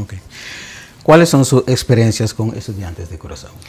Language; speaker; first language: Spanish; non-native, learner; Papiamento